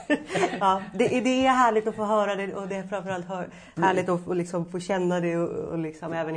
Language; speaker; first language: Swedish; native; Swedish